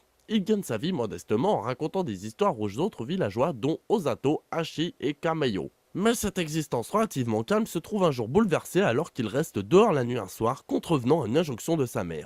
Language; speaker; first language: French; native; French